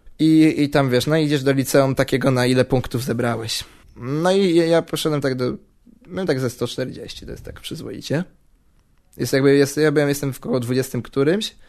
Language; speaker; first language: Polish; native; Polish